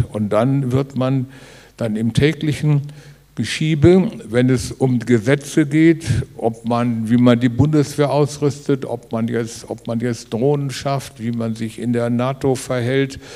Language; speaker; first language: German; native; German